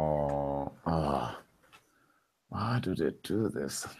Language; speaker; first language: English; native; English